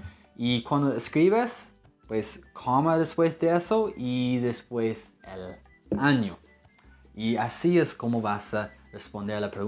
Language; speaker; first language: Spanish; non-native, fluent; English